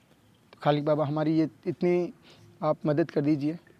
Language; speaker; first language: Hindi; native; Hindi